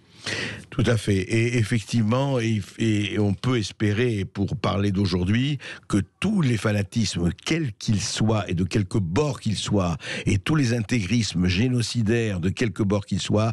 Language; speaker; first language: French; native; French